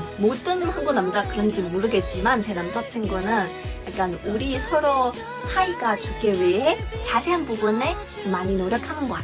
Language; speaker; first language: Korean; non-native, fluent; Chinese